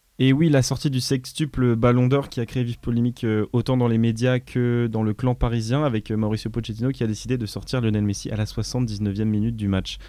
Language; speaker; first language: French; native; French